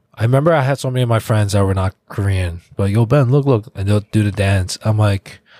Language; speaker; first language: English; early bilingual, other home language; Korean